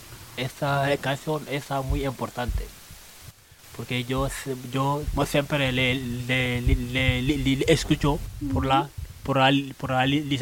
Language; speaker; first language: Spanish; non-native, learner; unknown